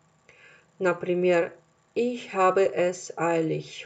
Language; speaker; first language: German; non-native, fluent; Russian